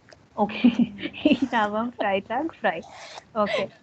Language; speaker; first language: German; non-native, learner; Hindi